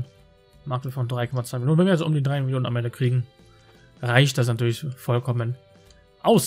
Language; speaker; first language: German; native; German